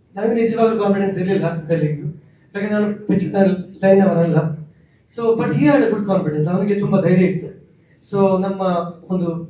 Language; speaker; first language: Kannada; non-native, local second language; Tulu